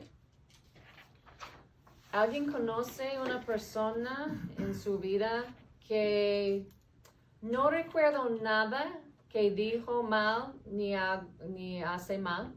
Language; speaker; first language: Spanish; non-native, fluent; English